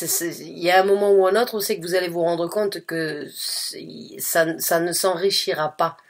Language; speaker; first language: French; native; French